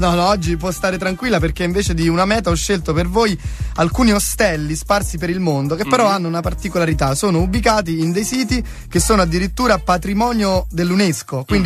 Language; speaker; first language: Italian; native; Italian